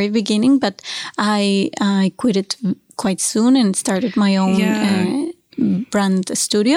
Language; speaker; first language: English; non-native, fluent; Spanish